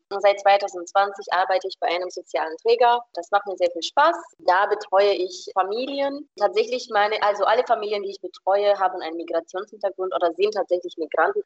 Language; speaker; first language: German; non-native, fluent; Romanian